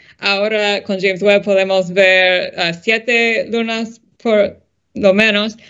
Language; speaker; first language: Spanish; non-native, fluent; English